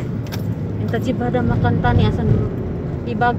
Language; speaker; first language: Arabic; non-native, learner; Filipino